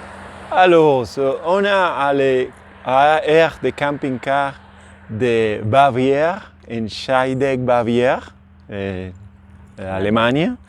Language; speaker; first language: French; non-native, fluent; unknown